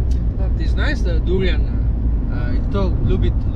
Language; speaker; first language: Russian; non-native, learner; Sinhala